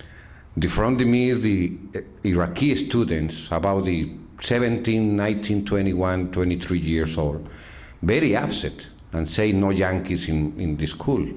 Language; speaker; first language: English; non-native, learner; Spanish